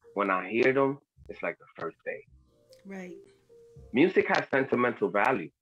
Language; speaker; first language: English; early bilingual, other home language; Spanish